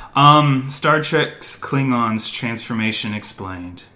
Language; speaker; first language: English; native; English